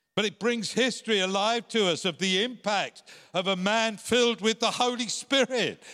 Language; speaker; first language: English; native; English